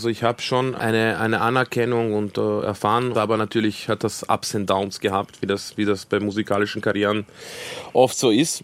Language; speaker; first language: German; early bilingual, other home language; Croatian